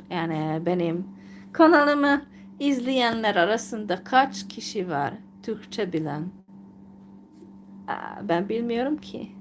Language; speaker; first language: Turkish; non-native, fluent; Hungarian